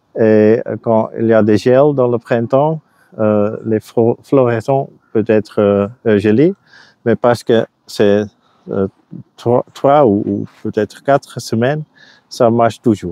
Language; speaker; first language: French; non-native, local second language; Dutch